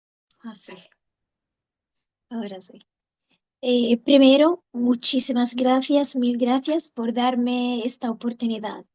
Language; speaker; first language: Spanish; non-native, fluent; Arabic